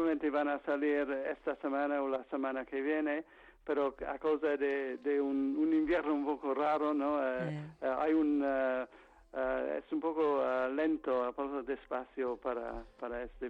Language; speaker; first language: Spanish; non-native, fluent; English